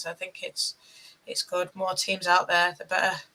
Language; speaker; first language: English; native; English